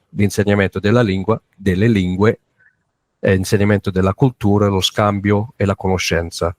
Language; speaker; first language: Italian; non-native, fluent; English